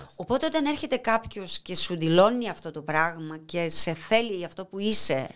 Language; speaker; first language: Greek; non-native, fluent; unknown